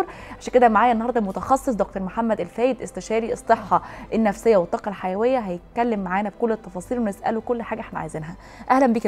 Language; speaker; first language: Arabic; native; Arabic